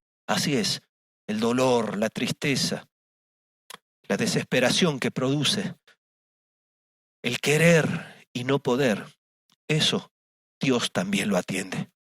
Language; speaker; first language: Spanish; native; Spanish